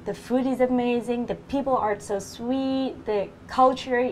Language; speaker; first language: English; non-native, fluent; Vietnamese